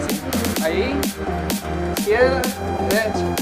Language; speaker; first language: Spanish; non-native, learner; English